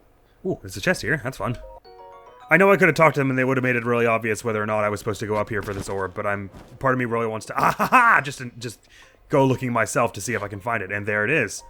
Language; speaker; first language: English; native; English